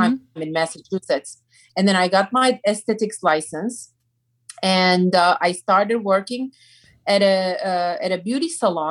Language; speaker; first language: English; non-native, fluent; Turkish